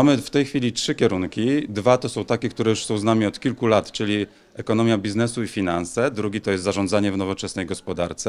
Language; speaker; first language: Polish; native; Polish